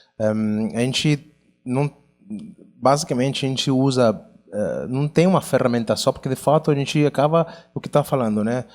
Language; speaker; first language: Portuguese; non-native, fluent; Catalan